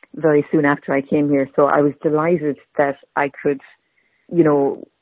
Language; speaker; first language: English; native; English